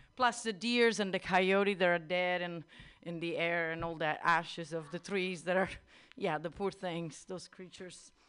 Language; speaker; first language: English; non-native, fluent; Italian